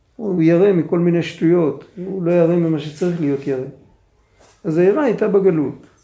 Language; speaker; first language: Hebrew; non-native, fluent; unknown